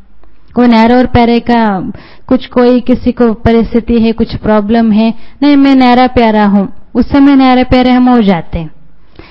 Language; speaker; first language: Hindi; native; Hindi